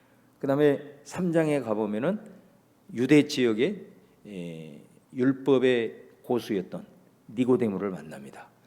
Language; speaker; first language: Korean; native; Korean